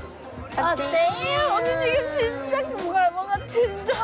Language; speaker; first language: Korean; non-native, fluent; Thai